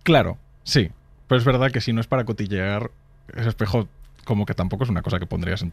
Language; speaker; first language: Spanish; native; Spanish